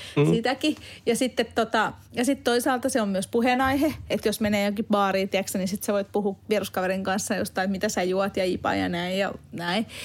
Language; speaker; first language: Finnish; non-native, fluent; Hungarian